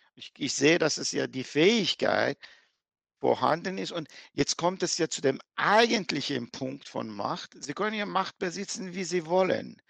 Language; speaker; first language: German; non-native, fluent; Persian